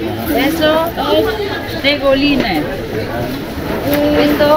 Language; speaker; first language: Spanish; non-native, fluent; Italian